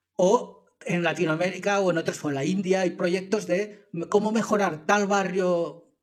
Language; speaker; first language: Spanish; native; Spanish